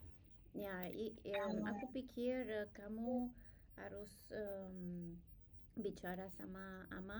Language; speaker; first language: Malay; non-native, learner; English